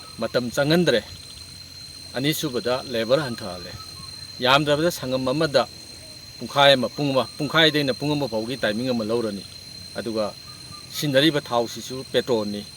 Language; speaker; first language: Manipuri; native; Manipuri